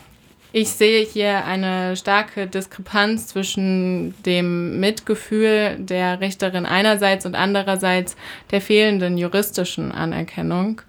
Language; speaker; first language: German; native; German